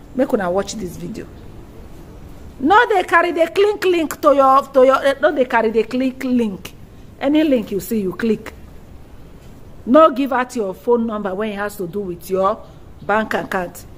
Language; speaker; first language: Nigerian Pidgin; native; Nigerian Pidgin